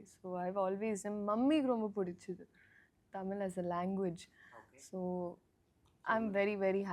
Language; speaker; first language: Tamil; non-native, learner; Telugu